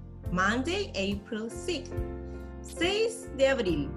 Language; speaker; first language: English; non-native, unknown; Spanish